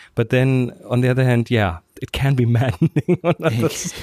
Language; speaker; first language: English; non-native, fluent; German